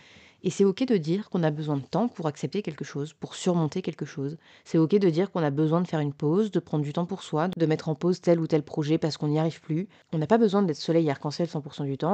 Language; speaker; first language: French; native; French